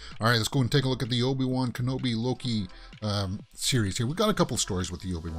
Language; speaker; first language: English; native; English